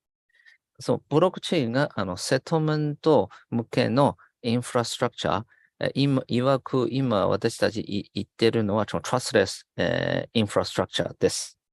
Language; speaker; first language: Japanese; non-native, fluent; Chinese